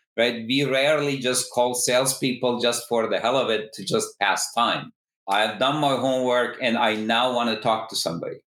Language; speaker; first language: English; non-native, fluent; Turkish